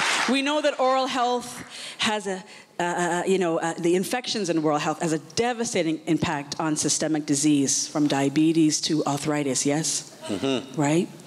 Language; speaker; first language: English; native; English